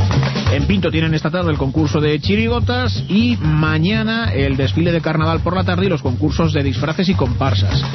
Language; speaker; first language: Spanish; native; Spanish